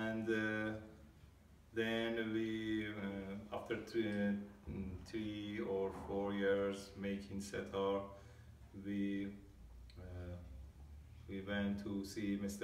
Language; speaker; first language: English; non-native, learner; Persian